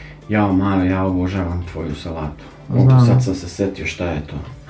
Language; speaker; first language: Serbian; native; Serbian